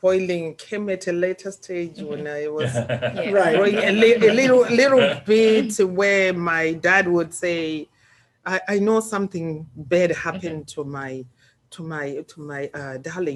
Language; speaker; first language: English; non-native, local second language; Shona